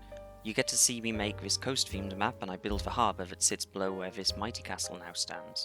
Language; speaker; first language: English; native; English